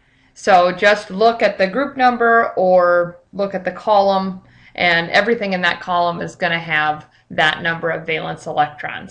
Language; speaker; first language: English; native; English